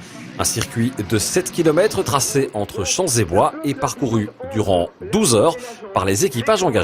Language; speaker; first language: French; native; French